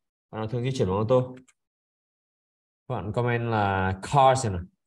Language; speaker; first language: Vietnamese; native; Vietnamese